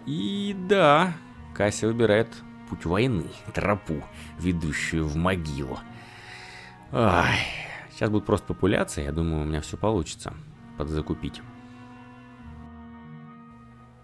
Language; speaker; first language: Russian; native; Russian